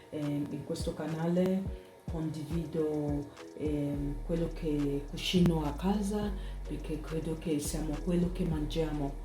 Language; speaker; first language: Italian; non-native, learner; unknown